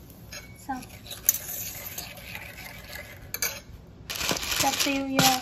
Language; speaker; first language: Vietnamese; native; Vietnamese